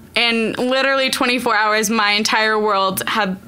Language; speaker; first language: English; native; English